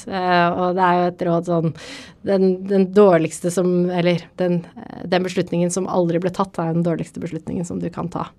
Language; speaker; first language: Norwegian; native; Norwegian